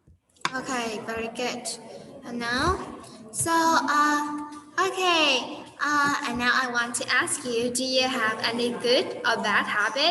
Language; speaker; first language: English; non-native, fluent; Vietnamese